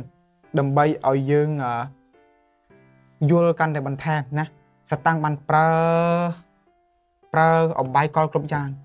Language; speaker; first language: Khmer; native; Khmer